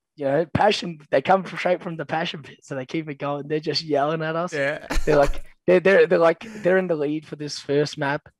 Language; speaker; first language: English; native; English